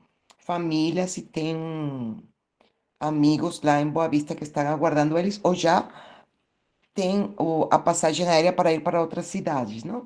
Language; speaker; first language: Portuguese; non-native, fluent; Spanish